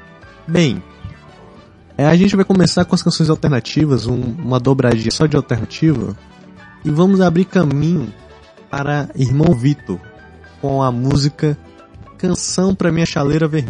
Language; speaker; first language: Portuguese; native; Portuguese